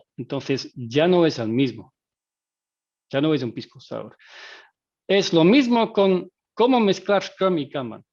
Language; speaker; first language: Spanish; non-native, fluent; Dutch